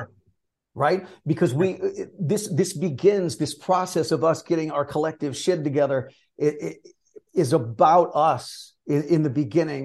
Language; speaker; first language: English; native; English